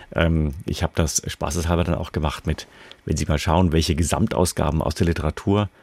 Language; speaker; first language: German; native; German